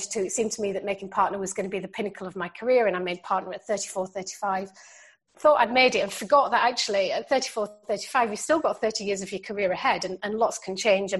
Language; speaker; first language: English; native; English